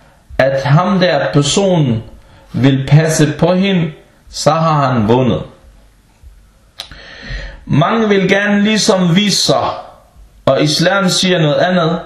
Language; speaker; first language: Danish; non-native, local second language; Arabic